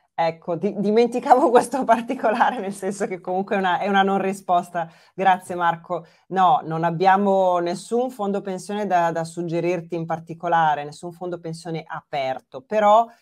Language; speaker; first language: Italian; native; Italian